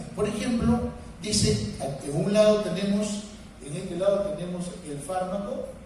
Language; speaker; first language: Spanish; native; Spanish